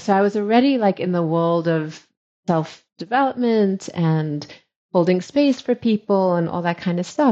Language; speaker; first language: English; native; English